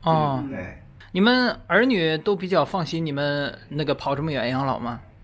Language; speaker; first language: Chinese; native; Chinese